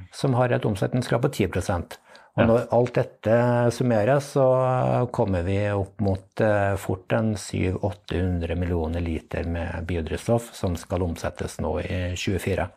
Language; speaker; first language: Norwegian; native; Norwegian